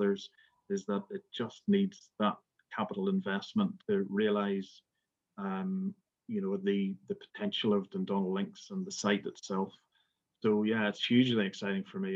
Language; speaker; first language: English; native; English